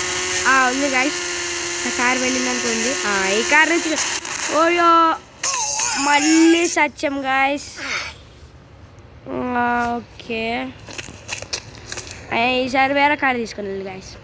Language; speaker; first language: Telugu; native; Telugu